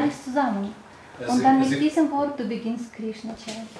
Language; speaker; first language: German; non-native, learner; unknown